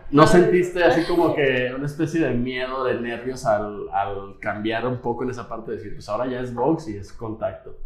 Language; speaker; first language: Spanish; native; Spanish